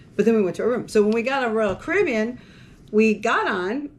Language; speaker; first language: English; native; English